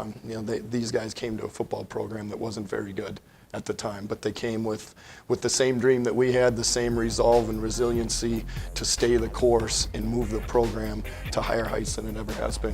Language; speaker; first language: English; native; English